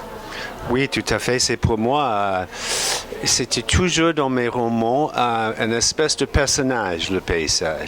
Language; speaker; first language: French; non-native, fluent; English